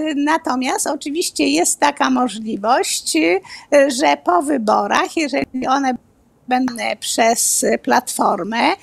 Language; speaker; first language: Polish; native; Polish